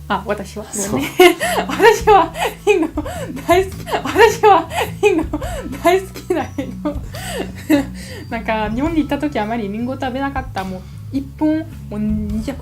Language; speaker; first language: Japanese; non-native, learner; French